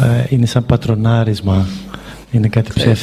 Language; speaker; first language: Greek; native; Greek